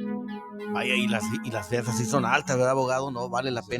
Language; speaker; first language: Spanish; native; Spanish